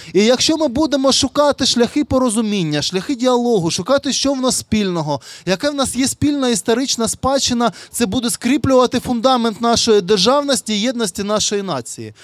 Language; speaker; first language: Ukrainian; non-native, local second language; Russian